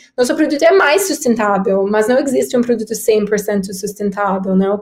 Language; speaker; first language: Portuguese; non-native, fluent; English